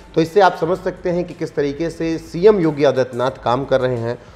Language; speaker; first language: Hindi; native; Hindi